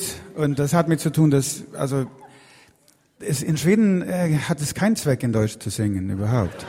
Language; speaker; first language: German; non-native, learner; Swedish